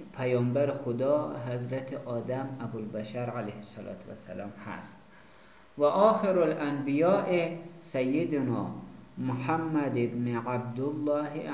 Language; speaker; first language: Persian; native; Persian